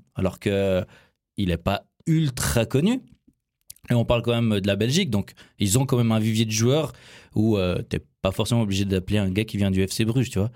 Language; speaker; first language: French; native; French